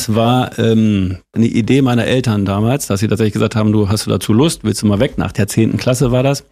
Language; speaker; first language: German; native; German